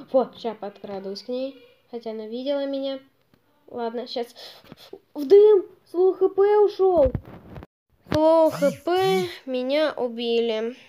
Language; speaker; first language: Russian; native; Russian